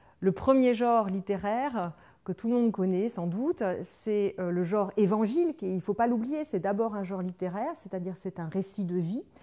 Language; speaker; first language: French; native; French